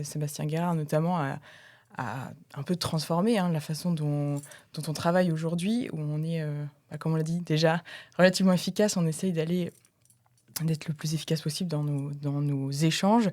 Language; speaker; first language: French; native; French